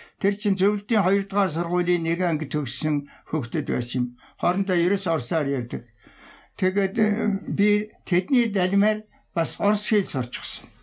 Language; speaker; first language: Mongolian; non-native, local second language; Tuvinian